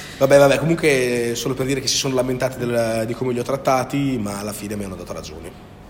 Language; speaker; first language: Italian; native; Italian